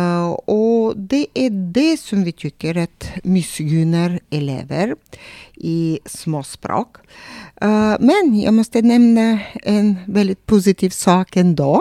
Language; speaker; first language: Swedish; non-native, fluent; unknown